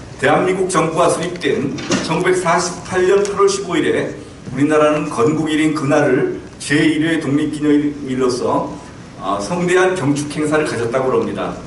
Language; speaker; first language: Korean; native; Korean